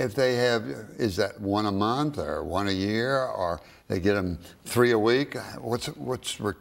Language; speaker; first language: English; native; English